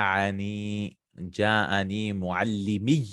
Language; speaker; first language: Arabic; non-native, fluent; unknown